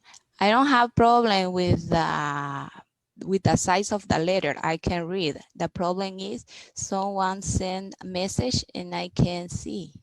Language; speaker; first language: English; non-native, learner; Spanish